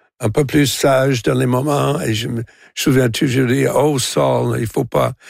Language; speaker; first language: French; non-native, local second language; English